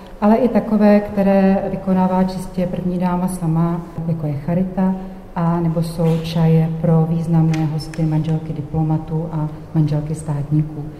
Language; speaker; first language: Czech; native; Czech